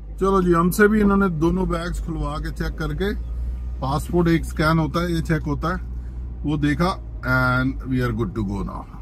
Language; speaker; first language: Hindi; non-native, local second language; Punjabi